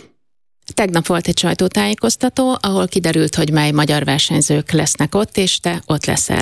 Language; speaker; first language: Hungarian; native; Hungarian